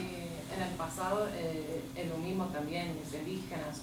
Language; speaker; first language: Spanish; non-native, learner; English